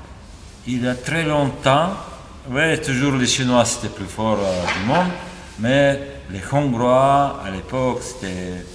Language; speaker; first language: French; non-native, fluent; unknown